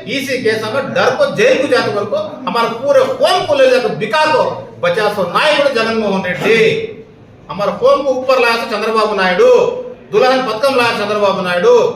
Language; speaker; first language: Hindi; non-native, local second language; Urdu